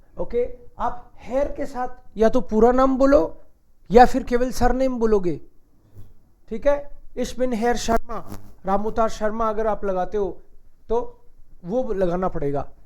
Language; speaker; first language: Hindi; native; Hindi